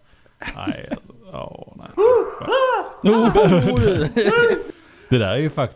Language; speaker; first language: Swedish; native; Swedish